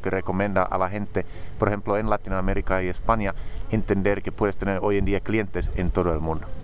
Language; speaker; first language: Spanish; non-native, fluent; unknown